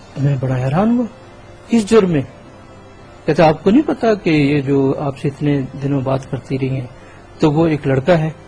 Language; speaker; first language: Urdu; non-native, local second language; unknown